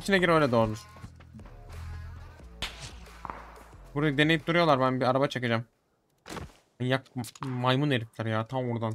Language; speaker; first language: Turkish; native; Turkish